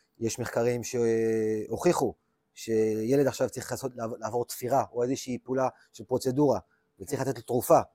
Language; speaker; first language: Hebrew; native; Hebrew